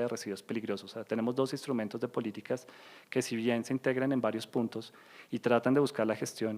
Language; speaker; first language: Spanish; native; Spanish